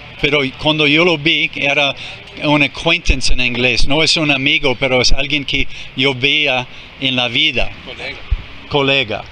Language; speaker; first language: Spanish; non-native, fluent; English